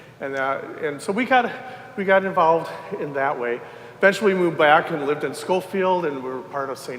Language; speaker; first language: English; native; English